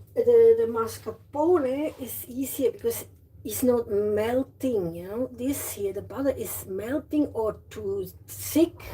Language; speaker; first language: English; non-native, learner; German